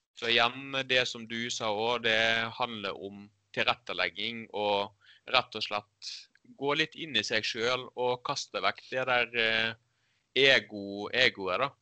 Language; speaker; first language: Norwegian; early bilingual, other home language; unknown